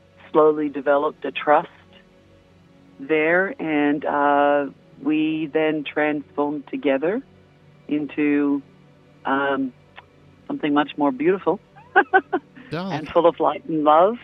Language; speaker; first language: English; native; English